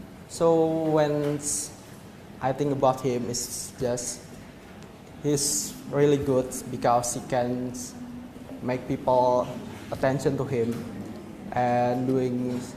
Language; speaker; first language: English; non-native, learner; Indonesian